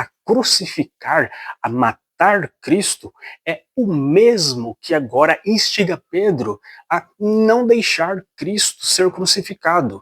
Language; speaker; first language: Portuguese; native; Portuguese